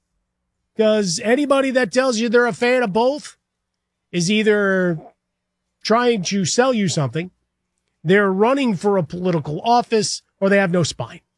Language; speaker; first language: English; native; English